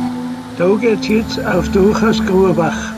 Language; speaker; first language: German; native; German